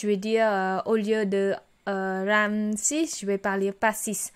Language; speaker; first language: French; non-native, learner; Khmer